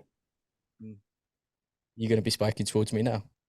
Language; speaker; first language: English; native; English